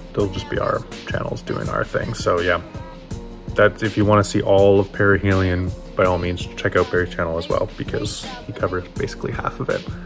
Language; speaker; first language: English; native; English